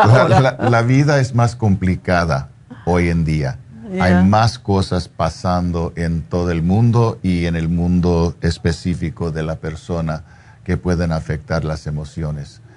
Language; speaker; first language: Spanish; non-native, fluent; English